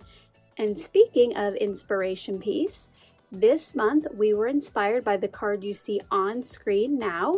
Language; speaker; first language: English; native; English